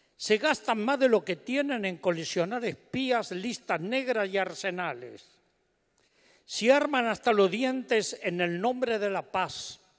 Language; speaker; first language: Spanish; native; Spanish